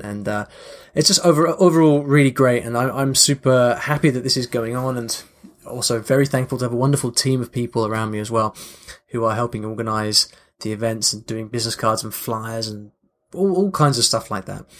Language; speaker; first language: English; native; English